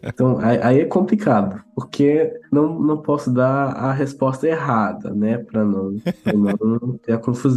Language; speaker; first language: Portuguese; early bilingual, heritage; Portuguese